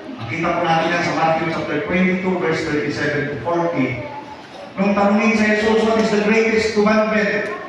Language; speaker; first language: Filipino; non-native, local second language; Cebuano